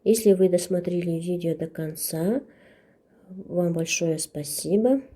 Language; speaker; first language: Russian; non-native, local second language; Kazakh